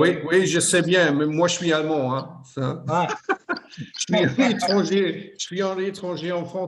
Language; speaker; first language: French; non-native, fluent; German